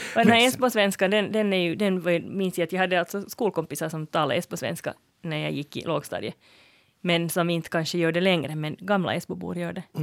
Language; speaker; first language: Swedish; native; Swedish